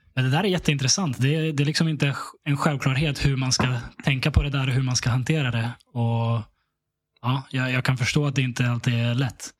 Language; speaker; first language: Swedish; early bilingual, other home language; Russian